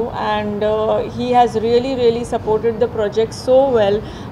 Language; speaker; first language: Telugu; non-native, fluent; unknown